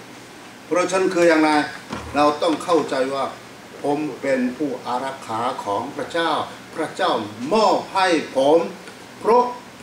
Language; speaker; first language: Thai; non-native, fluent; Korean